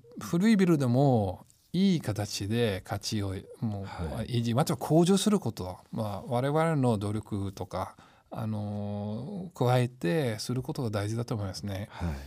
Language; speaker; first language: Japanese; non-native, fluent; English